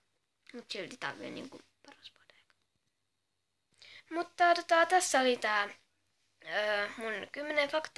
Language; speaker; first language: Finnish; native; Finnish